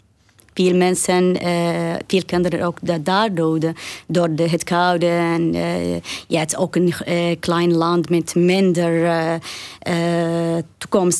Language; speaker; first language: Dutch; non-native, learner; Arabic